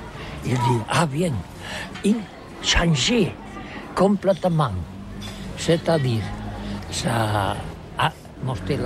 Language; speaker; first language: French; non-native, learner; Catalan